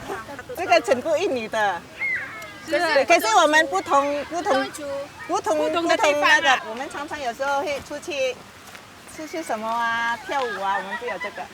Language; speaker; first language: Chinese; non-native, fluent; Indonesian